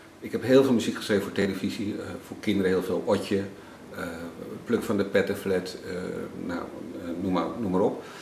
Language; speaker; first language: Dutch; native; Dutch